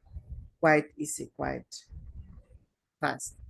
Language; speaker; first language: English; non-native, fluent; Spanish